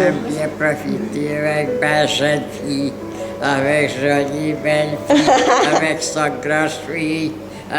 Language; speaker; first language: French; non-native, local second language; Ukrainian